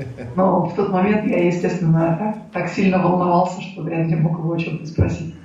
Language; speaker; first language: Russian; native; Russian